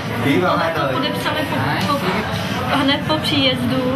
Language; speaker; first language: Czech; non-native, learner; Vietnamese